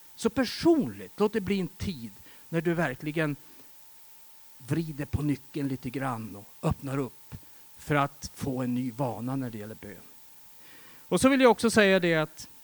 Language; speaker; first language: Swedish; native; Swedish